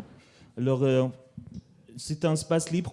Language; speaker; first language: French; non-native, learner; Arabic